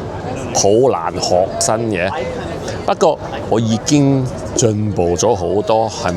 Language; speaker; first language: Cantonese; early bilingual, heritage; English